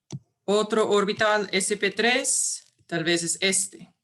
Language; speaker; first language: Spanish; early bilingual, heritage; English